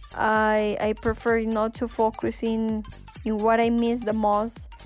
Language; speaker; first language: English; non-native, fluent; Spanish